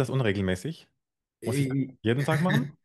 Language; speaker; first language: German; non-native, fluent; Arabic